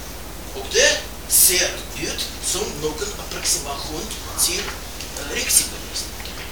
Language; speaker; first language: Swedish; non-native, fluent; Russian